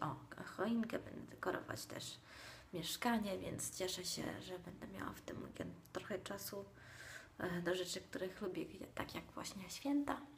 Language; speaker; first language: Polish; non-native, fluent; Italian